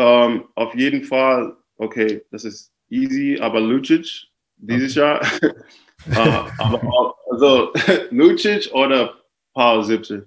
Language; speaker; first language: German; non-native, fluent; English